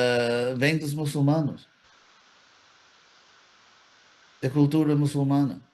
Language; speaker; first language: Portuguese; non-native, fluent; English